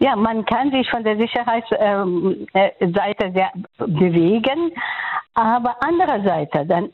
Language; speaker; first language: German; non-native, fluent; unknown